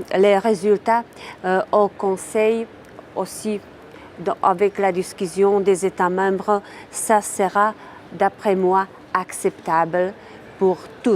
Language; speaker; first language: French; non-native, fluent; Czech